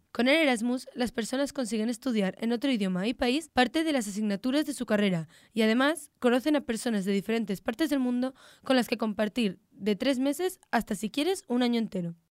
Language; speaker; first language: Spanish; native; Spanish